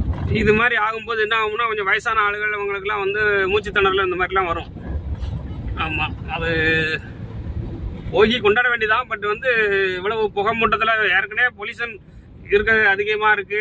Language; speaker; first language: Tamil; native; Tamil